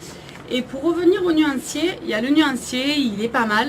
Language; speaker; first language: French; native; French